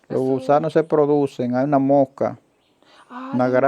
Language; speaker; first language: Spanish; native; Spanish